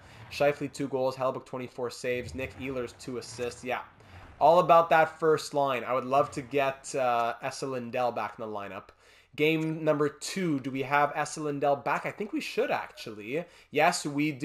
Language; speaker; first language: English; native; English